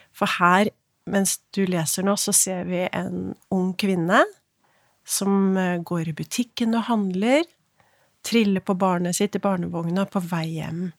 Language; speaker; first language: Norwegian; native; Norwegian